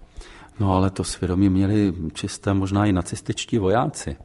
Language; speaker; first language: Czech; native; Czech